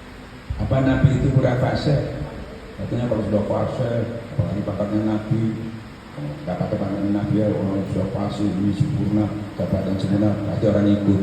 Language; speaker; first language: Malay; non-native, local second language; Javanese